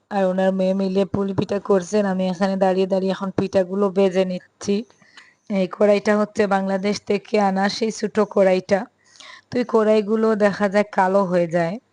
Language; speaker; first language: Bangla; native; Bangla